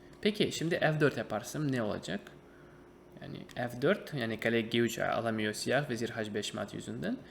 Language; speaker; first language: Turkish; non-native, fluent; Russian